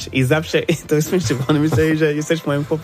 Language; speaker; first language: Polish; non-native, fluent; English